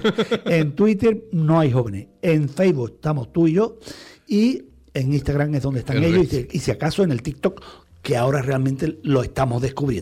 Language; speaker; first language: Spanish; native; Spanish